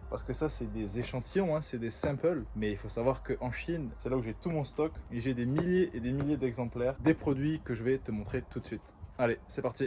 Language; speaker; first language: French; native; French